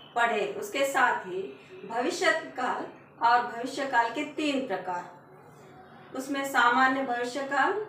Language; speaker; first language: Hindi; non-native, local second language; Telugu